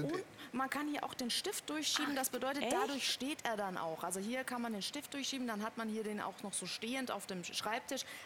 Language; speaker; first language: German; native; German